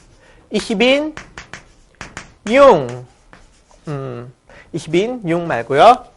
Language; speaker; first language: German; non-native, fluent; Korean